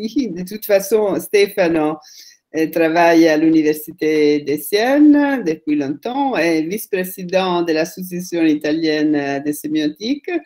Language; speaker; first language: French; non-native, fluent; Italian